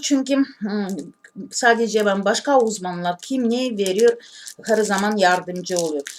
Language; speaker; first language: Turkish; non-native, learner; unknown